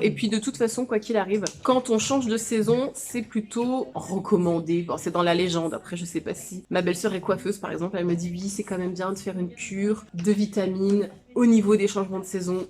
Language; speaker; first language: French; native; French